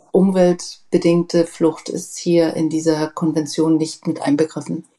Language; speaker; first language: German; native; German